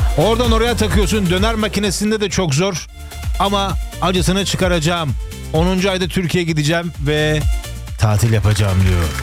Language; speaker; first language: Turkish; early bilingual, heritage; Turkish